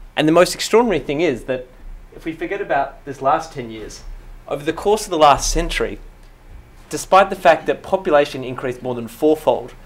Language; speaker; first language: English; native; English